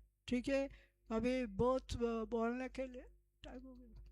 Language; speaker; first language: Hindi; non-native, local second language; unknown